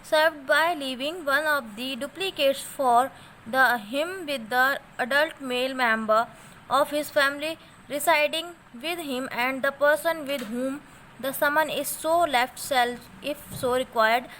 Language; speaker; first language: English; non-native, local second language; Hindi